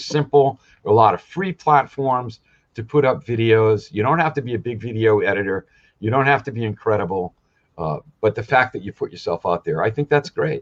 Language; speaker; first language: English; native; English